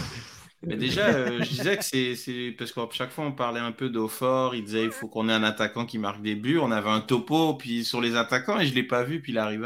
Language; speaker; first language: French; native; French